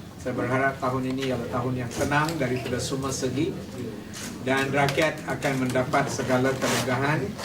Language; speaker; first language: Malay; non-native, local second language; Tamil